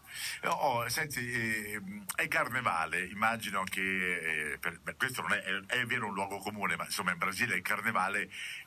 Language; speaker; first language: Italian; native; Italian